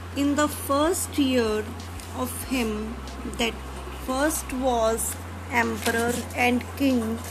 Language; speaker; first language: English; non-native, local second language; Punjabi